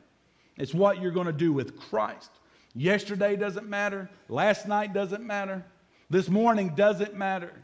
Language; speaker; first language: English; native; English